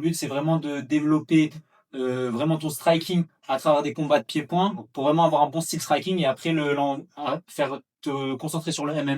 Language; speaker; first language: French; native; French